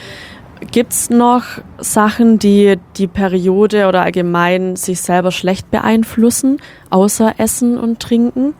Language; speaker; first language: German; native; German